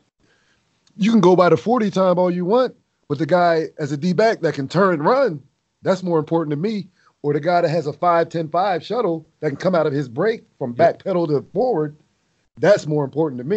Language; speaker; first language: English; native; English